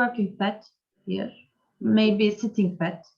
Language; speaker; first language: English; non-native, learner; Turkish